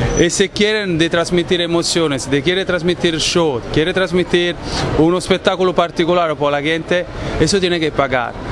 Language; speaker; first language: Spanish; non-native, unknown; Italian